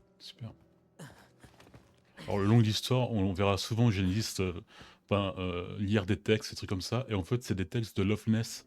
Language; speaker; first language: French; native; French